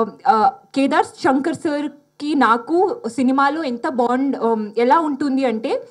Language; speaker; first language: Telugu; non-native, learner; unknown